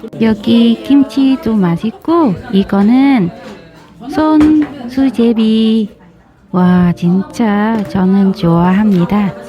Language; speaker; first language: Korean; non-native, learner; Vietnamese